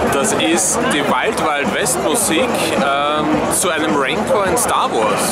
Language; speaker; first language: German; native; German